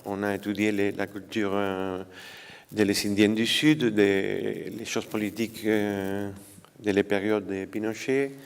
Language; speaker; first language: French; non-native, fluent; Spanish